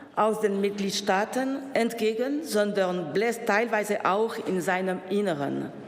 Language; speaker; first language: German; non-native, local second language; French